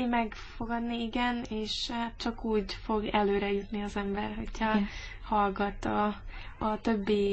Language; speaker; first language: Hungarian; early bilingual, heritage; English